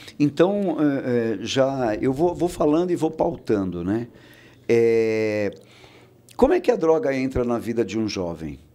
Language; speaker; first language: Portuguese; native; Portuguese